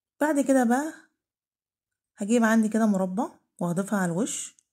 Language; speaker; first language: Arabic; native; Arabic